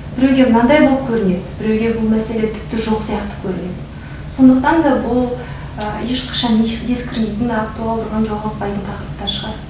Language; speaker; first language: Kazakh; non-native, local second language; Russian